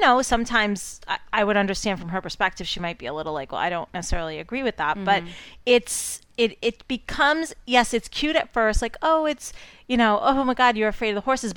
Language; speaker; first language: English; native; English